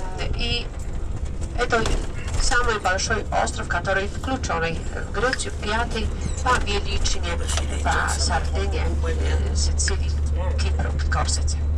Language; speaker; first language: Russian; non-native, learner; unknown